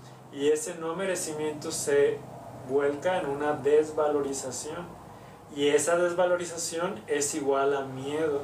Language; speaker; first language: Spanish; native; Spanish